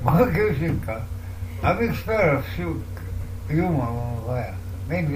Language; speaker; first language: Estonian; non-native, local second language; Russian